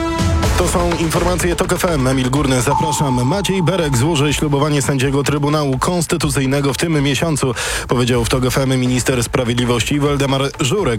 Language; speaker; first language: Polish; native; Polish